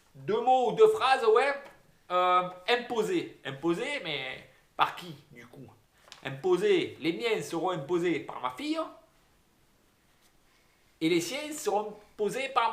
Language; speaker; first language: French; native; French